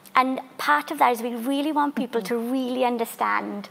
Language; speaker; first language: English; native; English